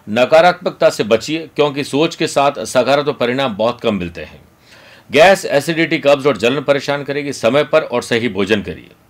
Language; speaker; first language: Hindi; native; Hindi